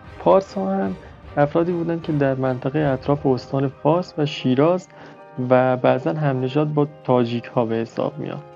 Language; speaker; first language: Persian; non-native, local second language; Baluchi